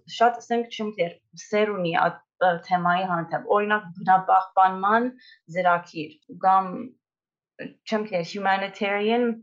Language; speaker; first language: Armenian; early bilingual, heritage; Armenian